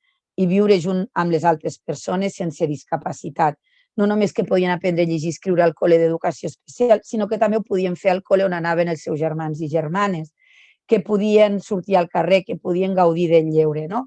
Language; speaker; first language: Catalan; native; Catalan